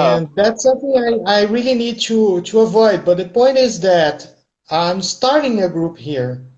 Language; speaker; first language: English; non-native, fluent; Portuguese